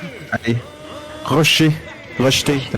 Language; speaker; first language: French; native; French